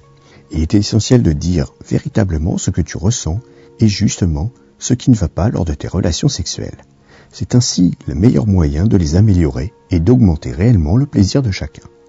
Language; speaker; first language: French; native; French